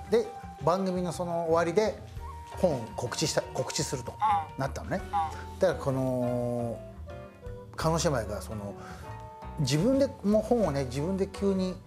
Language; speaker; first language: Japanese; native; Japanese